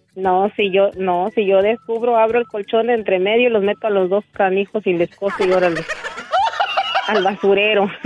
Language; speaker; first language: Spanish; native; Spanish